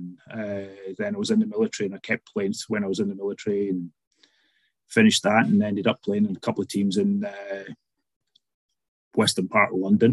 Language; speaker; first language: English; native; English